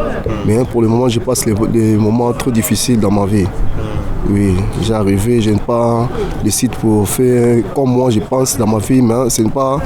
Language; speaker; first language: French; non-native, learner; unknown